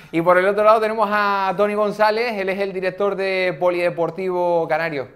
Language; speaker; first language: Spanish; native; Spanish